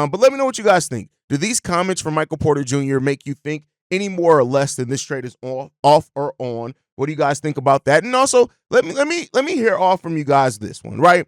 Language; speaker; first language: English; native; English